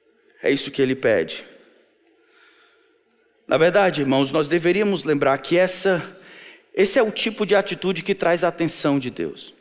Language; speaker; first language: Portuguese; native; Portuguese